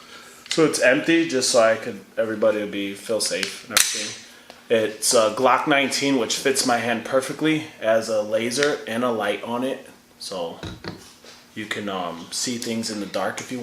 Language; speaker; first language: English; native; English